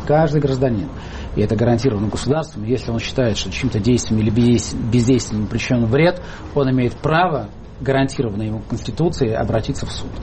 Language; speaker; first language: Russian; native; Russian